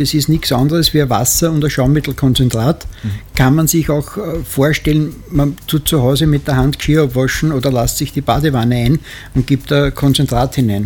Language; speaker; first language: German; native; German